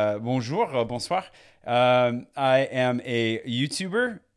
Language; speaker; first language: French; non-native, fluent; English